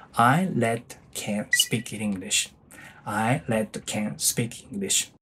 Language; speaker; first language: English; non-native, fluent; Japanese